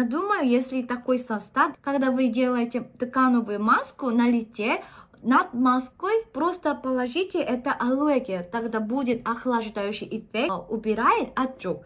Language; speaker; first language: Russian; non-native, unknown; Korean